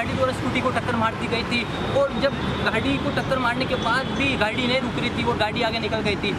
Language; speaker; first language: Hindi; native; Hindi